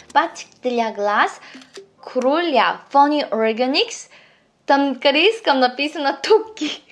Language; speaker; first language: Russian; non-native, fluent; Korean